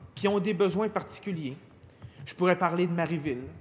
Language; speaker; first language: French; native; French